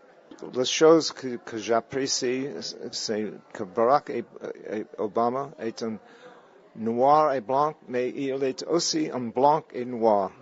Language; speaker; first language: French; non-native, fluent; English